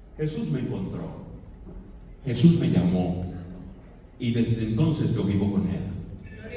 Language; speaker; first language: Spanish; native; Spanish